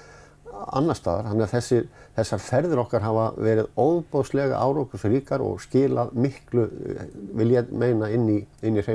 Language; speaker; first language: Icelandic; native; Icelandic